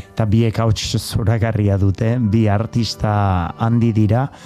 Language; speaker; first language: Basque; non-native, local second language; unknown